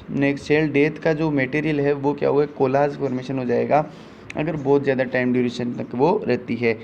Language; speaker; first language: Hindi; native; Hindi